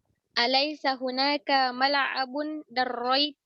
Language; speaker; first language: Arabic; non-native, learner; Indonesian